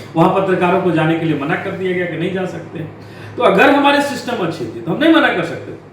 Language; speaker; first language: Hindi; native; Hindi